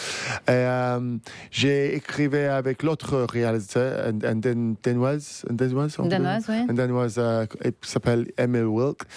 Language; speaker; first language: French; non-native, fluent; English